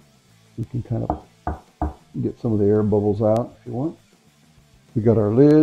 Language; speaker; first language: English; native; English